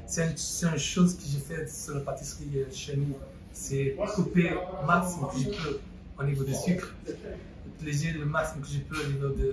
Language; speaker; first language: French; non-native, fluent; Portuguese